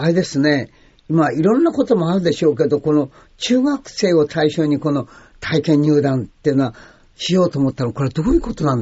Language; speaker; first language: Japanese; native; Japanese